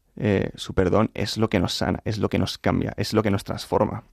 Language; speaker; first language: Spanish; native; Spanish